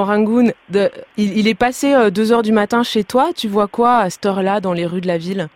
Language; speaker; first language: French; native; French